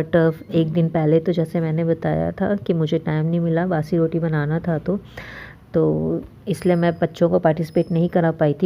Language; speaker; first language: Hindi; native; Hindi